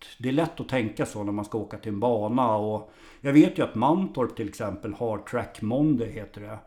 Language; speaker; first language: Swedish; native; Swedish